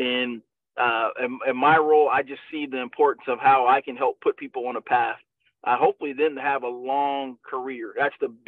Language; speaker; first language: English; native; English